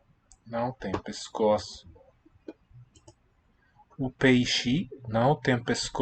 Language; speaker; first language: Portuguese; non-native, learner; English